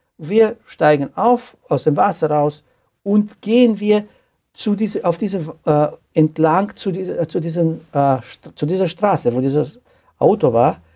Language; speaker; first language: German; non-native, fluent; Romanian